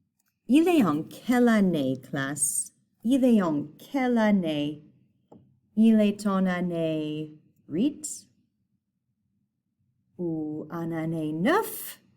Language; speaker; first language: French; non-native, fluent; English